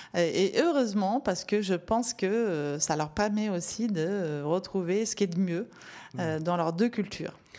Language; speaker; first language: French; non-native, fluent; Norwegian